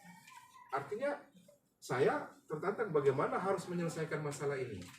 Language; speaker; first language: Indonesian; native; Indonesian